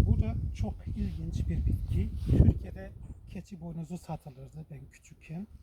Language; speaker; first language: Turkish; non-native, local second language; Kurdish